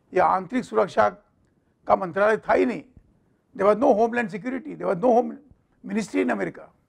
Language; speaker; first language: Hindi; non-native, local second language; Marathi